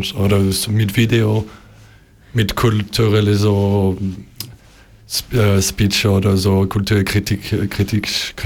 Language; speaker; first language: German; non-native, learner; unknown